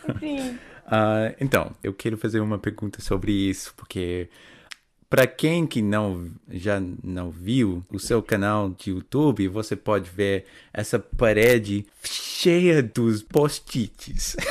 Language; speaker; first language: Portuguese; non-native, fluent; English